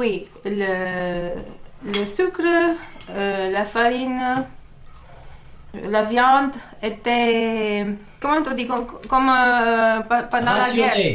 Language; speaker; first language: French; non-native, fluent; Romanian